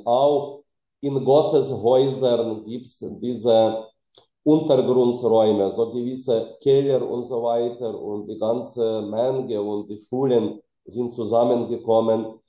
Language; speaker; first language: German; non-native, fluent; Ukrainian